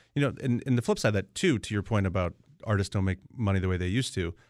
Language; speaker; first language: English; native; English